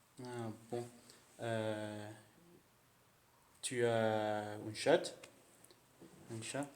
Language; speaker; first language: French; non-native, learner; Spanish